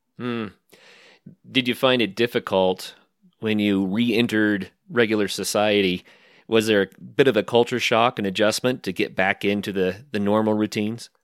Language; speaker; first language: English; native; English